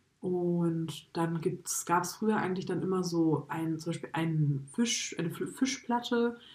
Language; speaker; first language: German; native; German